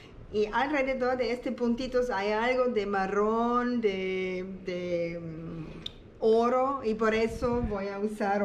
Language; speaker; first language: Spanish; non-native, learner; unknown